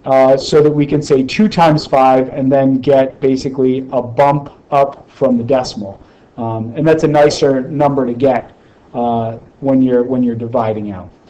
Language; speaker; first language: English; native; English